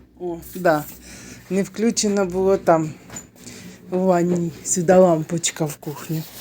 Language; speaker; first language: Ukrainian; non-native, local second language; Russian